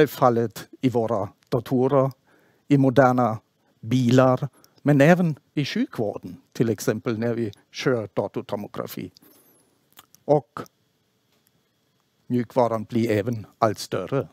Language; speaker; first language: Swedish; non-native, fluent; German